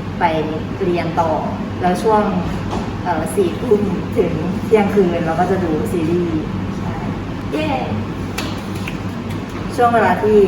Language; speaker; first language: Thai; native; Thai